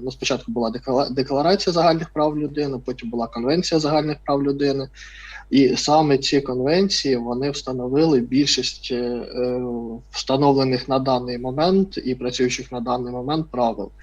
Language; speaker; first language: Ukrainian; non-native, fluent; Russian